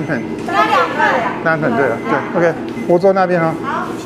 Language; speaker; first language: Chinese; non-native, learner; English